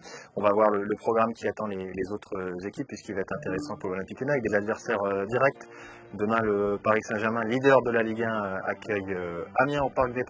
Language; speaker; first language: French; native; French